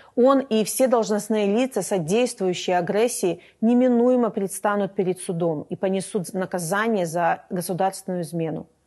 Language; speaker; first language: Russian; native; Russian